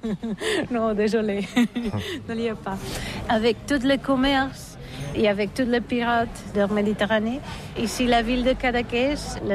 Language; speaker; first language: French; non-native, learner; Catalan